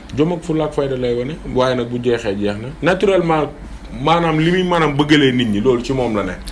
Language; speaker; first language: Wolof; native; Wolof